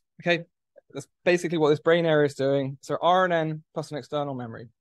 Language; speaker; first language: English; native; English